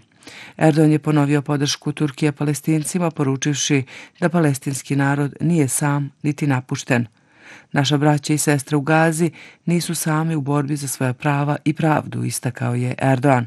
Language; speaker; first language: Serbian; native; Serbian